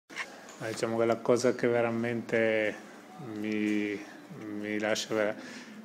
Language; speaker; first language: Italian; native; Italian